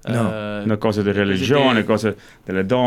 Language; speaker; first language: Italian; early bilingual, heritage; English